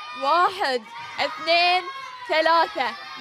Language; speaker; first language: Arabic; native; Arabic